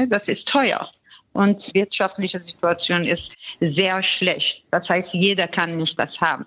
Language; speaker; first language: German; non-native, fluent; Persian